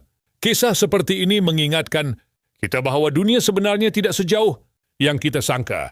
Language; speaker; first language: Malay; native; Malay